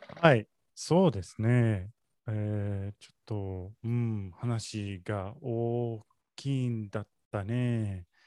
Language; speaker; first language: Japanese; non-native, learner; English